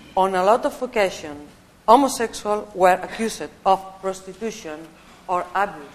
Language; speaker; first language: English; non-native, learner; Catalan